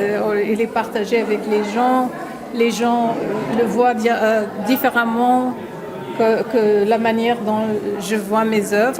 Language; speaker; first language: French; non-native, local second language; Arabic